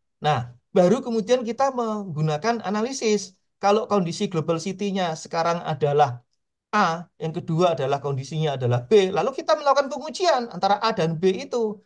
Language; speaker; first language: Indonesian; native; Indonesian